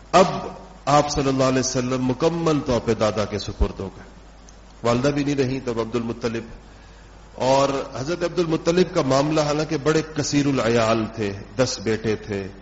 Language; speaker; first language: Urdu; non-native, local second language; Pashto